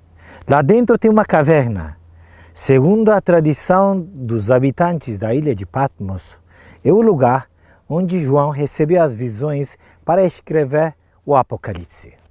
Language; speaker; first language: Portuguese; non-native, fluent; Turkish